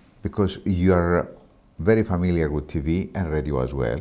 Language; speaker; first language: English; non-native, fluent; Greek